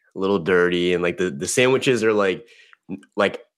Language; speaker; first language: English; native; English